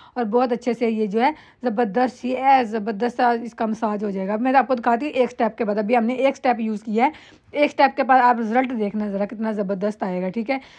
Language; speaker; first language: Urdu; non-native, local second language; Punjabi